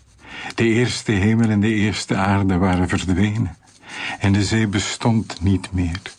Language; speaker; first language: Dutch; native; Dutch